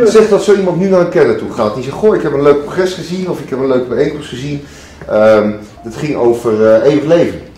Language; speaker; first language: Dutch; native; Dutch